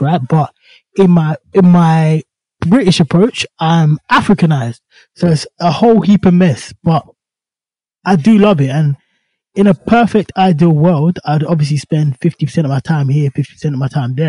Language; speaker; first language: English; native; English